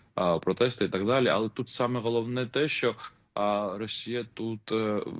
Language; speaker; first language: Ukrainian; non-native, fluent; Georgian